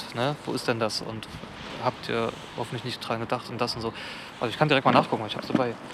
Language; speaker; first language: German; native; German